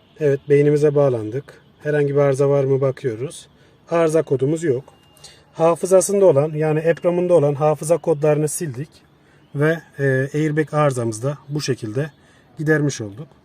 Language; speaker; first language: Turkish; native; Turkish